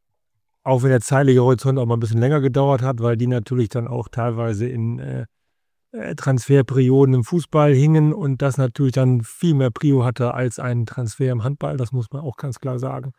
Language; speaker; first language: German; native; German